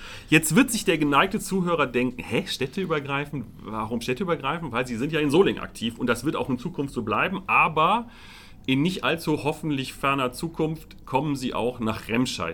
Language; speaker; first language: German; native; German